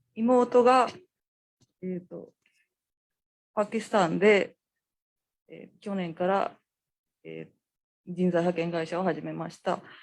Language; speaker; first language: Japanese; non-native, fluent; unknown